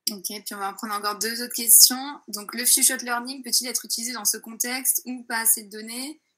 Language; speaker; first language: French; native; French